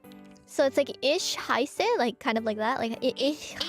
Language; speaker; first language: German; non-native, learner; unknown